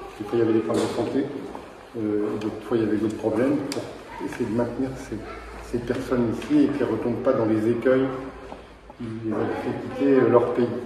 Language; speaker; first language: French; native; French